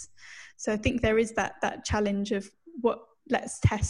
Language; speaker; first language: English; native; English